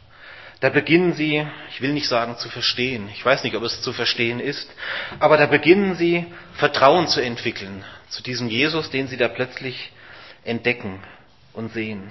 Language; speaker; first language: German; native; German